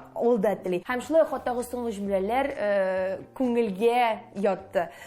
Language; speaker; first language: Tatar; native; Tatar